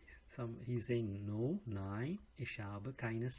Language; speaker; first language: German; non-native, learner; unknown